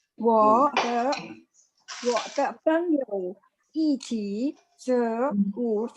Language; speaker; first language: Chinese; non-native, learner; Indonesian